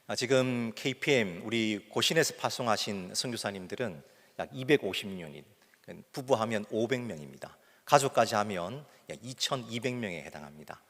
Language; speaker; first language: Korean; native; Korean